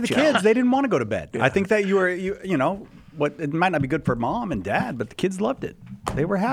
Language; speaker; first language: English; native; English